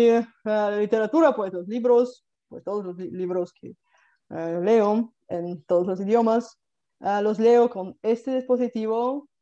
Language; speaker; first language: Spanish; non-native, fluent; Bulgarian